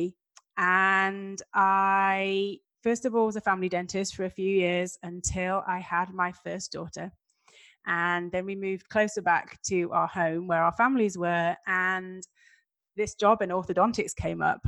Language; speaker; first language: English; native; English